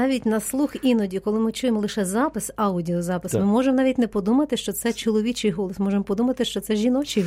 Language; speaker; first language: Ukrainian; native; Ukrainian